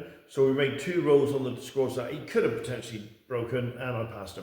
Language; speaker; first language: English; native; English